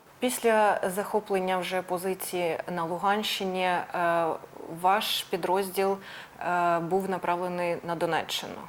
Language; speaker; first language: Ukrainian; non-native, local second language; Russian